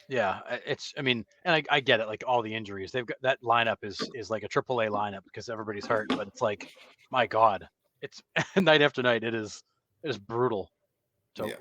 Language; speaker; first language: English; native; English